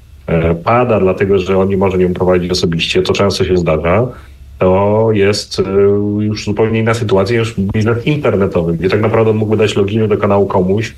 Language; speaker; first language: Polish; native; Polish